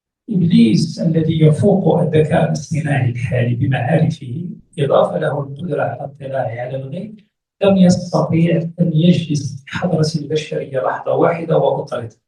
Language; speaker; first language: Arabic; native; Arabic